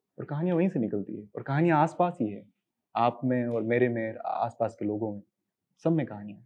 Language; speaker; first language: Hindi; native; Hindi